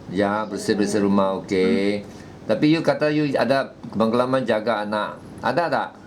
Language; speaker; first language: Malay; non-native, local second language; Chinese